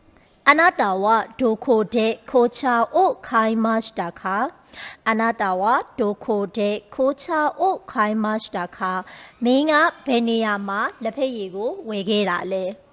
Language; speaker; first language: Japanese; non-native, fluent; Burmese